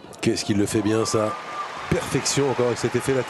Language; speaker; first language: French; native; French